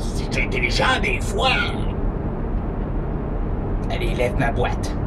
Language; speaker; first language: French; native; French